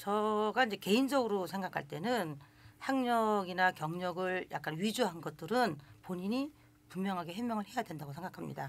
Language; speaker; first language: Korean; native; Korean